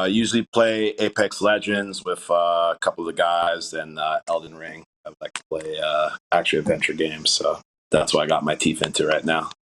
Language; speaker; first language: English; native; English